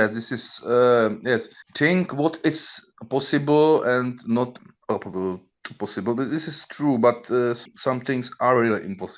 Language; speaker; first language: English; non-native, learner; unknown